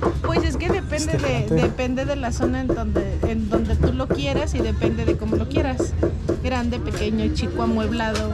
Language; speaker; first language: Spanish; native; Spanish